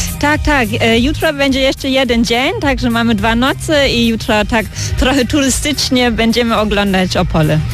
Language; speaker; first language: Polish; early bilingual, heritage; German